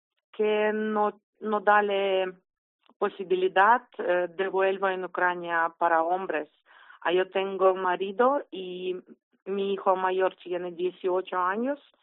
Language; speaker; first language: Spanish; non-native, learner; Ukrainian